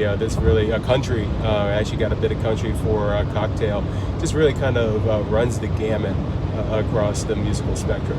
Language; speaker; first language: English; native; English